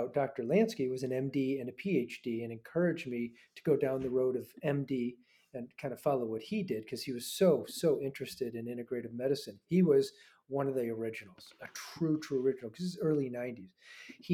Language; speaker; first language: English; native; English